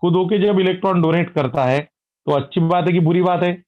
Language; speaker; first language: Hindi; non-native, local second language; Marathi